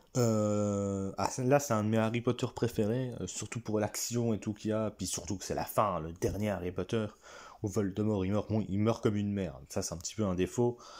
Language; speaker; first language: French; native; French